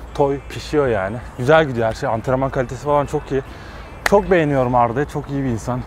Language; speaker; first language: Turkish; native; Turkish